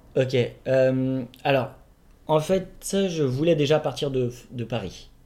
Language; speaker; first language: French; native; French